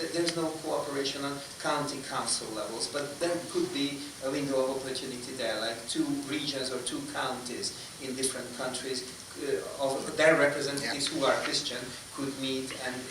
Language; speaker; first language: English; non-native, fluent; Hungarian